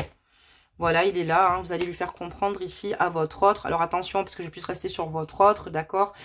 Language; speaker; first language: French; native; French